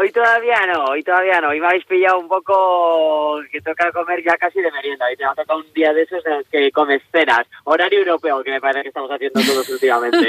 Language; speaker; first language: Spanish; native; Spanish